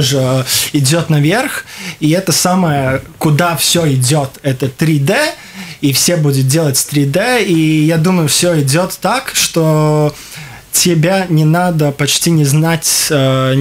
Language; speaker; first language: Russian; non-native, local second language; Latvian